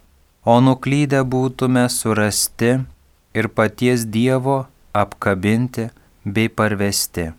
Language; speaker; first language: Lithuanian; native; Lithuanian